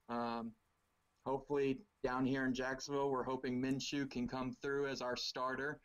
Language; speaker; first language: English; native; English